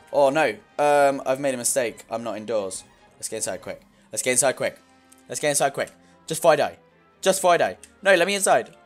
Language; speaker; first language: English; native; English